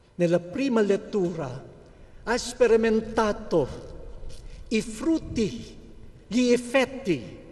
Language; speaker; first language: Italian; non-native, fluent; Filipino